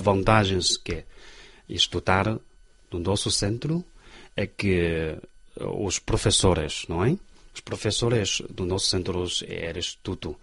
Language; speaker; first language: Portuguese; non-native, fluent; Chinese